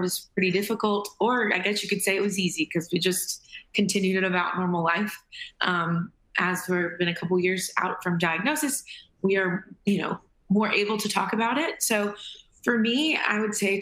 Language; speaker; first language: English; native; English